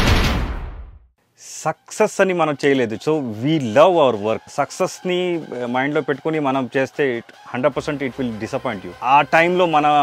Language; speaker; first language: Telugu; non-native, learner; Kannada